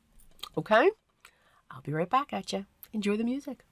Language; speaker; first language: English; native; English